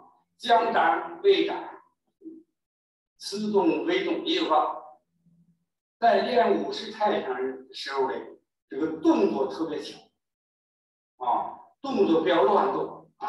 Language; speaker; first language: Chinese; native; Chinese